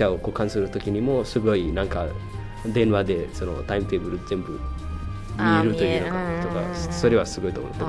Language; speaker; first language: Japanese; non-native, fluent; Newari